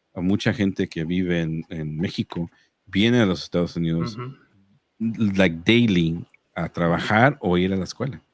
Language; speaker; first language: Spanish; early bilingual, heritage; Spanish